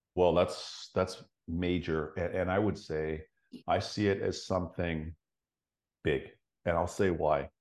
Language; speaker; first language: English; native; English